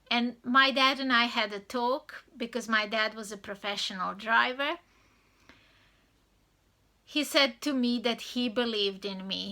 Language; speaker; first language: English; non-native, fluent; Serbian